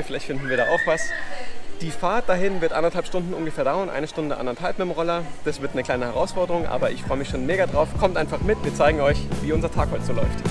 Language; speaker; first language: German; native; German